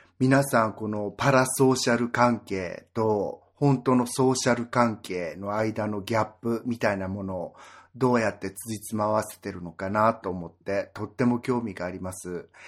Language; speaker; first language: Japanese; native; Japanese